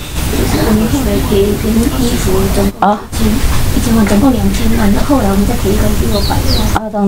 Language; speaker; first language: Chinese; non-native, fluent; Vietnamese